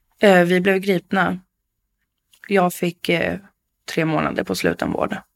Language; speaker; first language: Swedish; native; Swedish